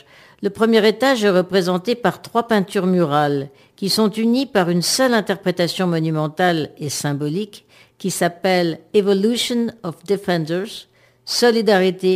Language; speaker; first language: French; native; French